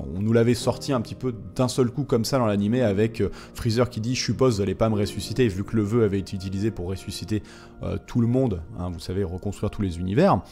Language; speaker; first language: French; native; French